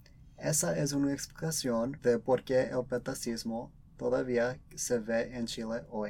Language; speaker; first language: Spanish; early bilingual, other home language; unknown